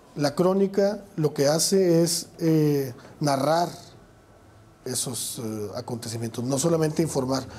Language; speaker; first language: Spanish; native; Spanish